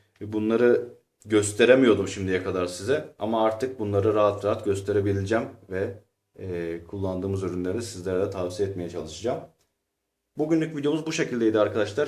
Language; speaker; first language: Turkish; native; Turkish